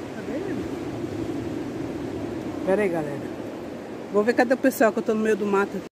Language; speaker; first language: Portuguese; native; Portuguese